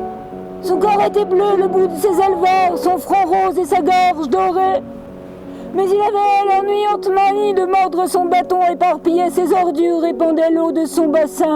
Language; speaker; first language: French; native; French